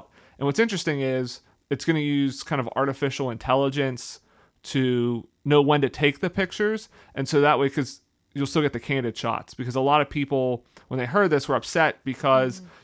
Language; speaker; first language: English; native; English